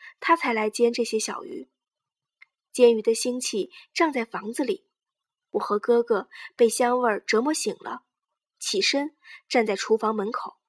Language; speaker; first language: Chinese; native; Chinese